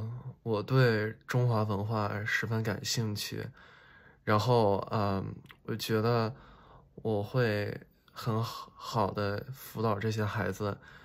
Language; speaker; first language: Chinese; early bilingual, heritage; Chinese